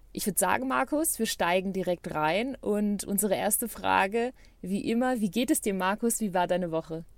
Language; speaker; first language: German; non-native, fluent; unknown